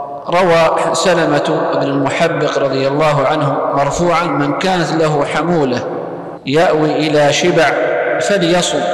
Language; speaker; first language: Arabic; native; Arabic